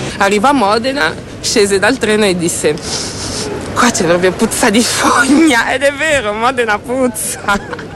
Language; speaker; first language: Italian; early bilingual, other home language; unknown